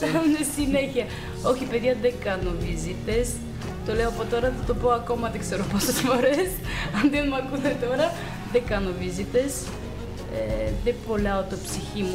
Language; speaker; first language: Greek; non-native, fluent; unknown